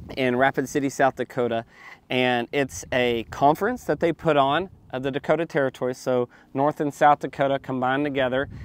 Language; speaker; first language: English; native; English